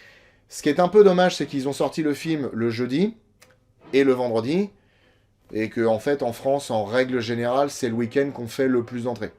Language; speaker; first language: French; native; French